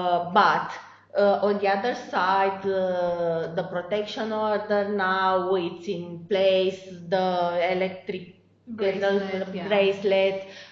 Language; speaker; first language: English; non-native, fluent; Romanian